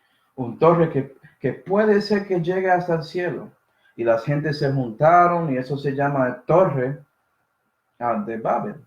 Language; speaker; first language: Spanish; early bilingual, heritage; Spanish